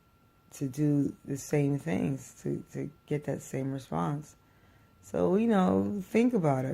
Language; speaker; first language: English; native; English